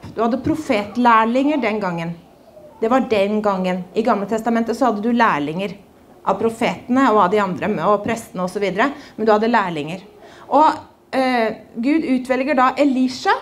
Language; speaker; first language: Norwegian; native; Norwegian